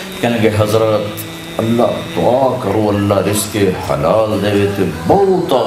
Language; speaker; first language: Urdu; non-native, local second language; Punjabi